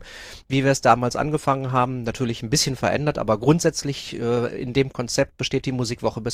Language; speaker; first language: German; native; German